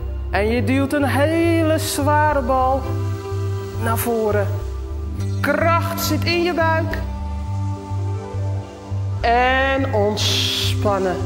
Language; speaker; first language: Dutch; native; Dutch